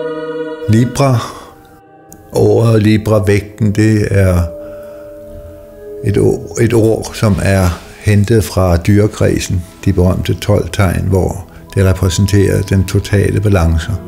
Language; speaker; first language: Danish; native; Danish